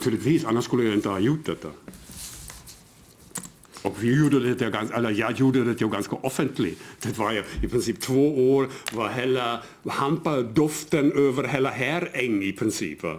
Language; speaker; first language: Swedish; non-native, fluent; German